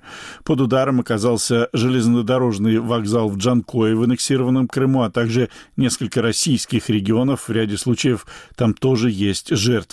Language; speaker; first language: Russian; native; Russian